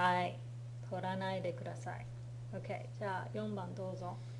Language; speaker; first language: Japanese; non-native, fluent; English